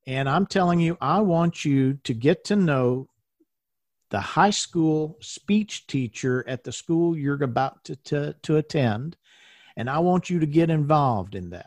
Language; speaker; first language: English; native; English